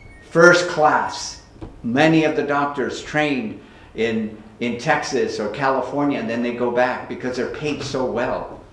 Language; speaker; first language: English; early bilingual, other home language; Spanish